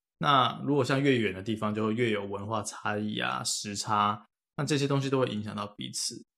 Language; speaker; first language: Chinese; native; Chinese